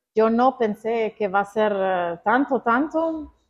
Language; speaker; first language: Spanish; non-native, fluent; Croatian